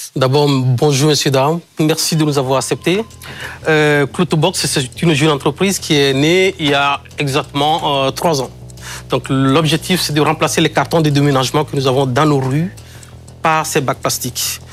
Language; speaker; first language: French; non-native, local second language; Ewe